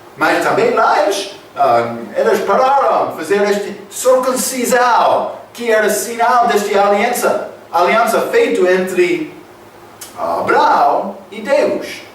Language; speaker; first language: Portuguese; non-native, fluent; English